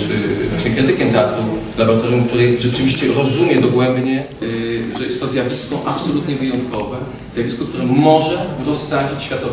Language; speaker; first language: Polish; native; Polish